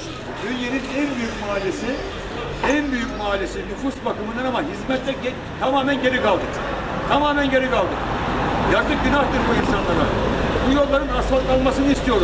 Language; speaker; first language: Turkish; native; Turkish